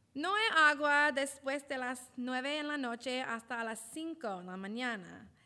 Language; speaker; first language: Spanish; non-native, learner; English